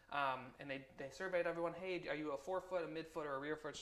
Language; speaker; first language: English; native; English